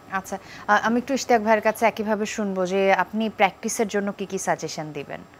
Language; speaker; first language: Bangla; native; Bangla